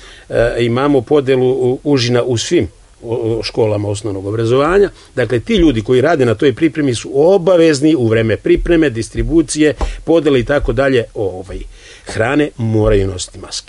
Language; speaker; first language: Serbian; native; Serbian